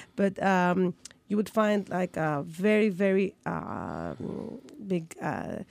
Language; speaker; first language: English; non-native, fluent; Greek